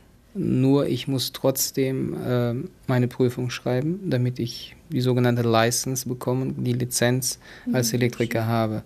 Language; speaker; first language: German; early bilingual, other home language; Russian